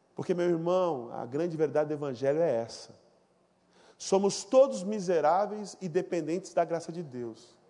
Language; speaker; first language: Portuguese; native; Portuguese